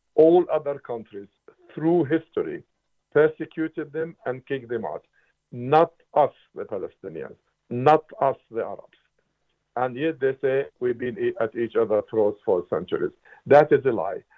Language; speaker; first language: English; non-native, fluent; Arabic